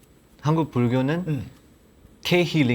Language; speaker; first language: Korean; non-native, learner; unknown